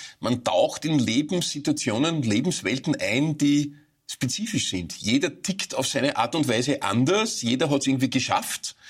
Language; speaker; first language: German; native; German